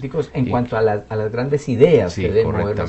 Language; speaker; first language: Spanish; native; Spanish